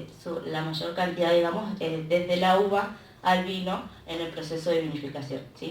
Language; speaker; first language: Spanish; native; Spanish